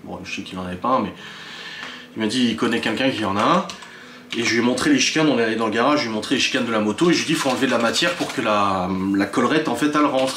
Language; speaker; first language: French; native; French